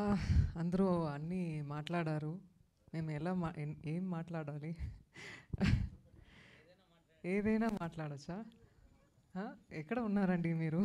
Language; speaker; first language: Telugu; non-native, fluent; Tamil